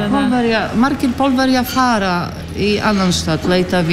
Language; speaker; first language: Icelandic; non-native, learner; Polish